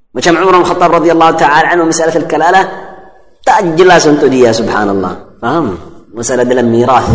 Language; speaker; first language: Malay; non-native, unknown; Arabic